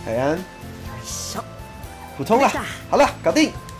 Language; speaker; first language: Chinese; native; Chinese